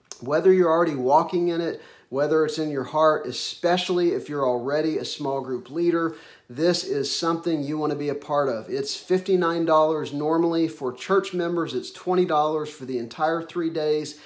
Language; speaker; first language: English; native; English